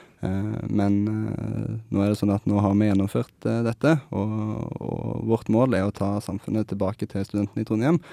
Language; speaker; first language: Norwegian; native; Norwegian